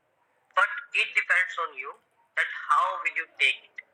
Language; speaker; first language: English; non-native, local second language; Hindi